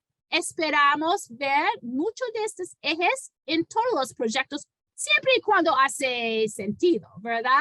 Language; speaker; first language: Spanish; non-native, fluent; English